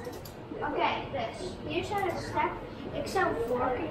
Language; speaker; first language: Dutch; early bilingual, other home language; Indonesian